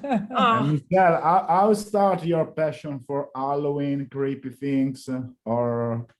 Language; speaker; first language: English; non-native, learner; Italian